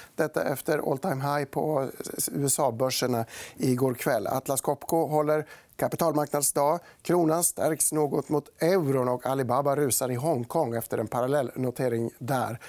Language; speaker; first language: Swedish; native; Swedish